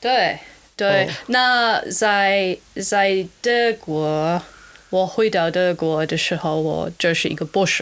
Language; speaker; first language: Chinese; non-native, fluent; German